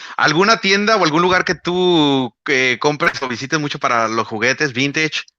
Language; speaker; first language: Spanish; native; Spanish